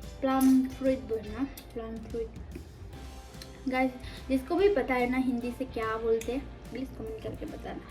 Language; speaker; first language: Hindi; non-native, local second language; Kok Borok